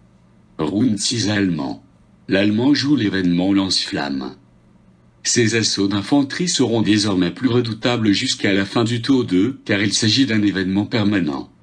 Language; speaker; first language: French; native; French